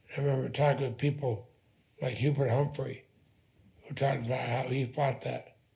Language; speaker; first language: English; native; English